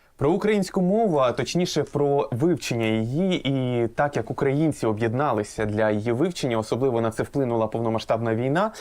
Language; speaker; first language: Ukrainian; native; Ukrainian